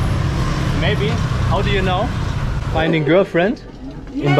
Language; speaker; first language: English; non-native, fluent; German